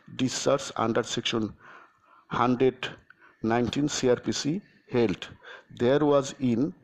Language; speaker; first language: English; non-native, local second language; Bangla